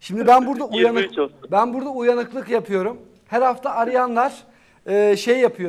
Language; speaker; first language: Turkish; native; Turkish